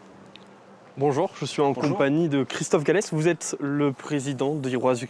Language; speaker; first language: French; native; French